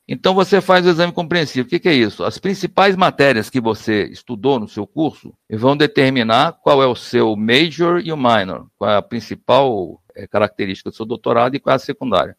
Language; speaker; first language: Portuguese; native; Portuguese